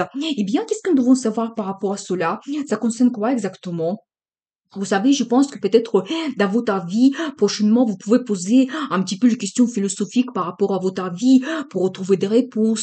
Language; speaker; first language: French; non-native, fluent; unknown